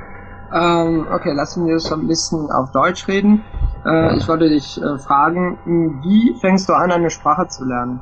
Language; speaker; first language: German; non-native, fluent; Italian